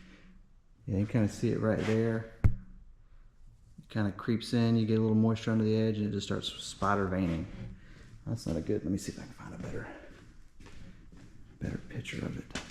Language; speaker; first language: English; native; English